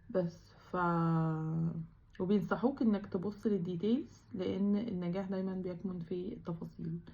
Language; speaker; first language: Arabic; native; Arabic